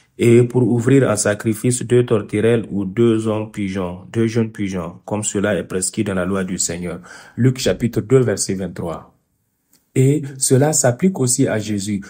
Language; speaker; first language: French; non-native, fluent; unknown